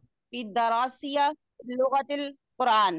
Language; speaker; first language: Arabic; non-native, learner; Urdu